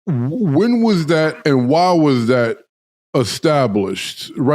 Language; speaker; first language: English; native; English